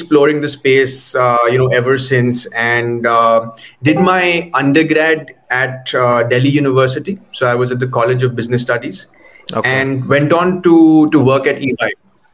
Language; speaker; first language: English; non-native, local second language; Hindi